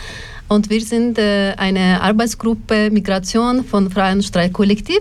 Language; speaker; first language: German; non-native, learner; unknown